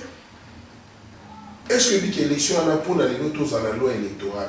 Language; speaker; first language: French; non-native, local second language; Lingala